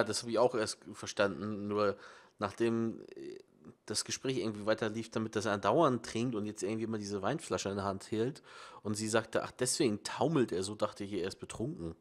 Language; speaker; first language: German; native; German